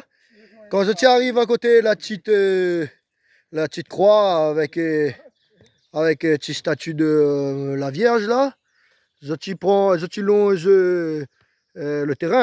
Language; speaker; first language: French; non-native, local second language; Réunion Creole French